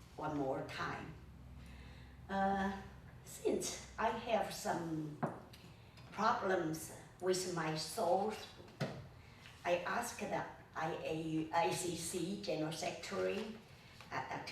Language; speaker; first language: English; non-native, learner; Chinese